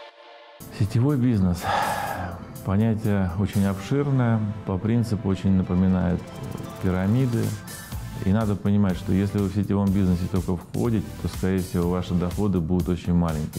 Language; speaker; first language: Russian; native; Russian